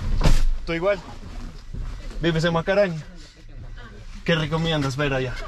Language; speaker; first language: Spanish; non-native, learner; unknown